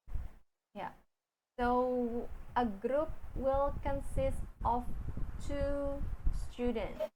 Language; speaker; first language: English; non-native, fluent; Indonesian